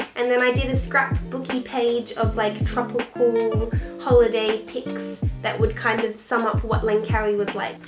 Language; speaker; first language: English; native; English